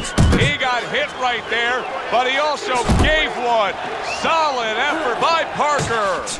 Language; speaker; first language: English; native; English